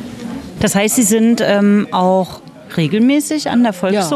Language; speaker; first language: German; native; German